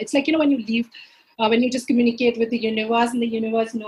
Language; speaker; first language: English; non-native, local second language; Punjabi